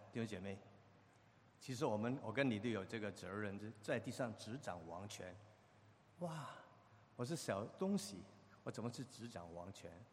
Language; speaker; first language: Chinese; non-native, local second language; Cantonese